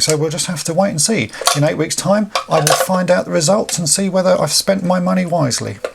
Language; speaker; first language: English; native; English